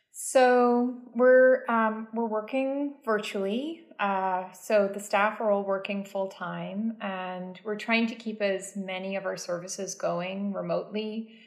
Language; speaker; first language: English; native; English